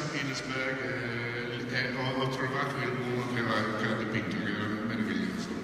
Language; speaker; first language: Italian; non-native, fluent; English